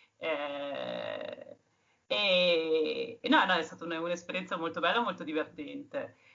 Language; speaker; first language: Italian; native; Italian